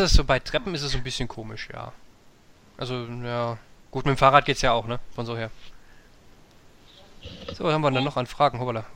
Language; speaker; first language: German; native; German